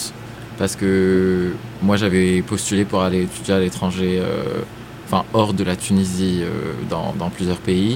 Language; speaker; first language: French; non-native, local second language; Arabic